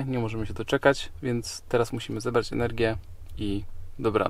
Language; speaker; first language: Polish; native; Polish